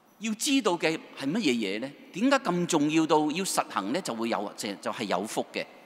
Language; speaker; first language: Chinese; non-native, local second language; Cantonese